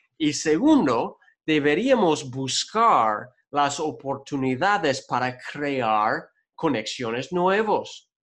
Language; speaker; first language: Spanish; non-native, fluent; English